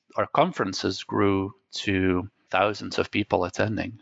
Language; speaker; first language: English; non-native, fluent; Dutch